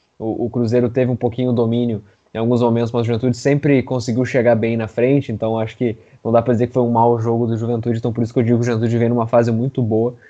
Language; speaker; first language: Portuguese; native; Portuguese